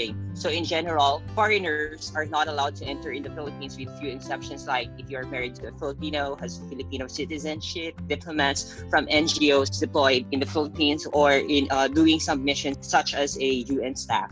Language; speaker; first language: English; non-native, local second language; Filipino